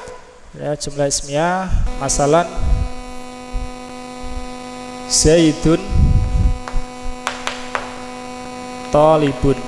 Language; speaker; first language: Arabic; non-native, fluent; Indonesian